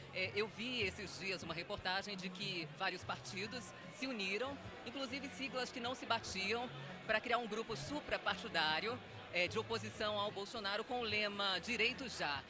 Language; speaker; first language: Portuguese; native; Portuguese